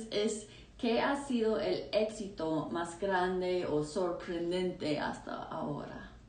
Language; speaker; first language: Spanish; non-native, fluent; English